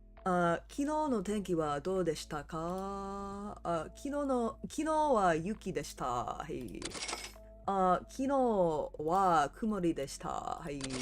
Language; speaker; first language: Japanese; non-native, learner; English